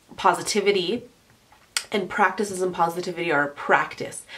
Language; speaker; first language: English; early bilingual, other home language; French